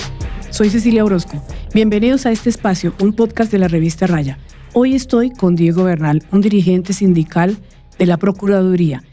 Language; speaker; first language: Spanish; native; Spanish